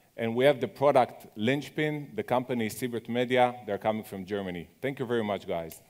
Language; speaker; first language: English; non-native, fluent; Hebrew